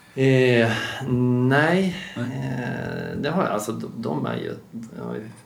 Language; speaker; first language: Swedish; native; Swedish